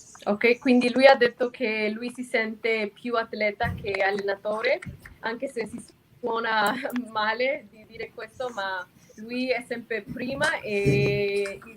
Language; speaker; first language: Italian; non-native, fluent; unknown